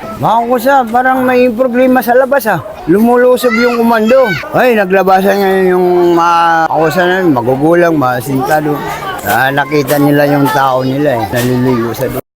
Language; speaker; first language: Filipino; non-native, local second language; Waray